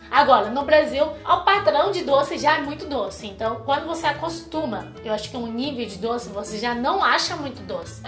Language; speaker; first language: Portuguese; non-native, fluent; Chinese